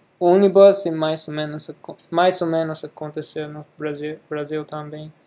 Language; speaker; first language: Portuguese; non-native, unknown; English